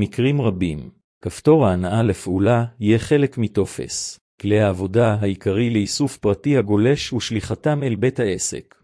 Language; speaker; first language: Hebrew; native; Hebrew